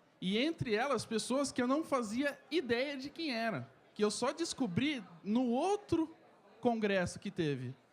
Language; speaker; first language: Portuguese; native; Portuguese